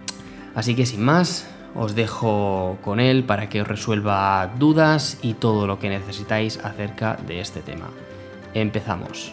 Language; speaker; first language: Spanish; native; Spanish